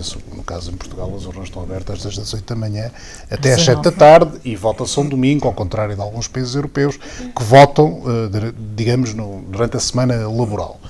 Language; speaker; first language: Portuguese; native; Portuguese